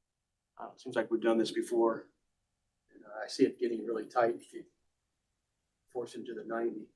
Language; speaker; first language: English; native; English